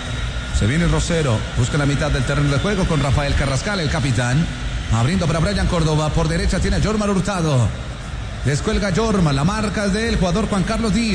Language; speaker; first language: Spanish; native; Spanish